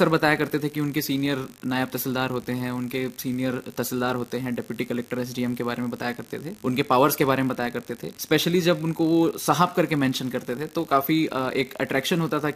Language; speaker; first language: Hindi; native; Hindi